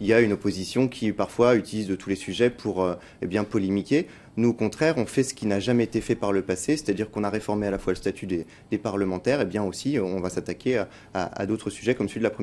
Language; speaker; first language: French; native; French